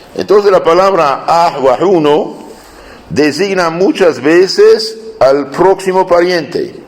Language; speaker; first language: Spanish; non-native, fluent; Aramaic